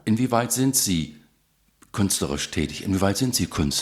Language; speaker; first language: German; native; German